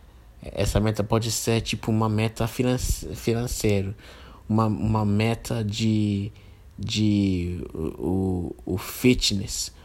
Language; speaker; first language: Portuguese; non-native, fluent; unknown